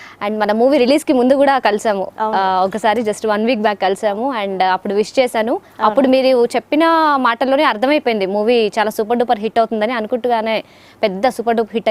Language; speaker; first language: Telugu; native; Telugu